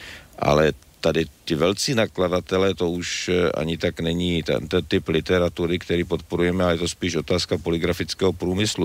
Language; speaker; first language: Czech; native; Czech